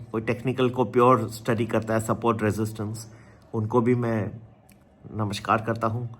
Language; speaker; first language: Hindi; native; Hindi